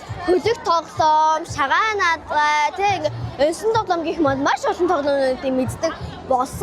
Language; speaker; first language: Mongolian; native; Mongolian